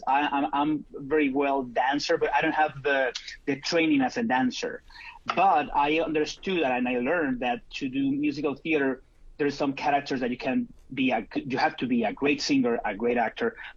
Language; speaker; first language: English; non-native, fluent; Spanish